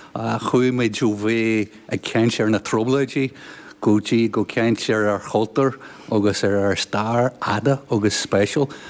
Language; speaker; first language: Irish; native; Irish